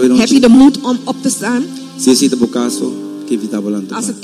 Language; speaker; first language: Dutch; non-native, local second language; Papiamento